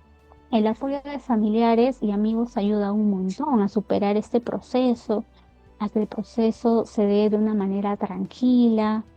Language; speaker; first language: Spanish; native; Spanish